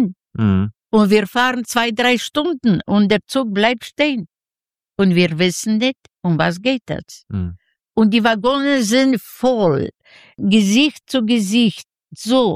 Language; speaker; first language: German; non-native, learner; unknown